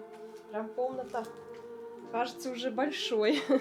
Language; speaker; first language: Russian; native; Russian